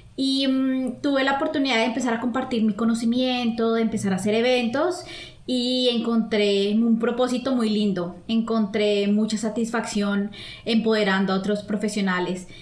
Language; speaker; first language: Spanish; native; Spanish